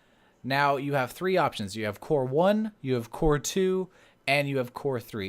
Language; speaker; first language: English; native; English